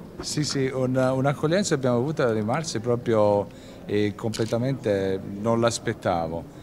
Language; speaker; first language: Italian; early bilingual, heritage; Italian